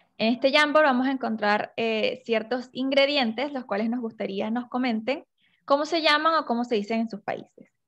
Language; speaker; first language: Spanish; native; Spanish